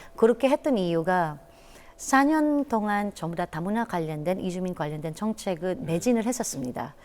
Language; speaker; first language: Korean; non-native, fluent; Filipino